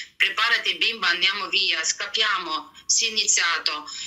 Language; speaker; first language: Italian; non-native, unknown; Russian